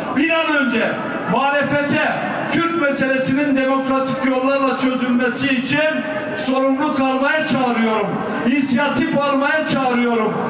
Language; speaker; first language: Turkish; non-native, local second language; Kurdish